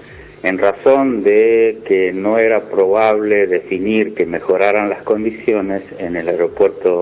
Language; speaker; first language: Spanish; native; Spanish